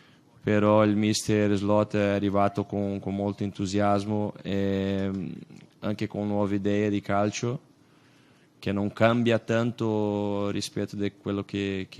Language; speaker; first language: Italian; non-native, fluent; Portuguese